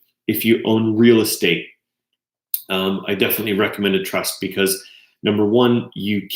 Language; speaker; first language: English; native; English